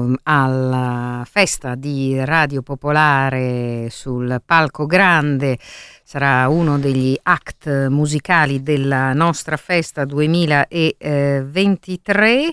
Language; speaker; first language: Italian; native; Italian